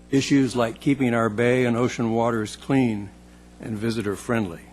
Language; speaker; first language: English; native; English